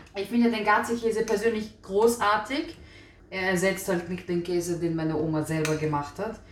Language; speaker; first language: German; early bilingual, other home language; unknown